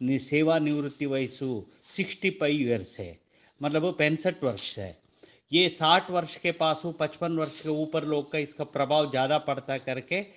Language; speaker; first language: Hindi; non-native, local second language; Kannada